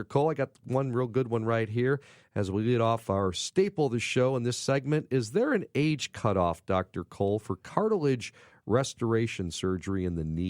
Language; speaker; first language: English; native; English